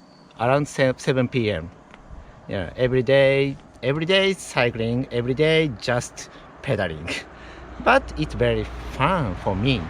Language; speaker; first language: English; non-native, learner; Japanese